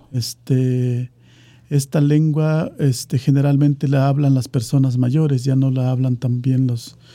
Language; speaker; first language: Spanish; native; Spanish